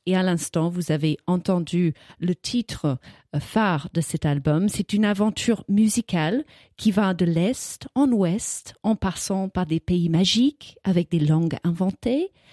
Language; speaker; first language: French; native; French